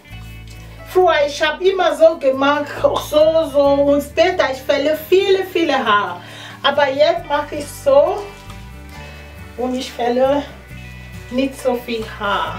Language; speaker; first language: German; non-native, learner; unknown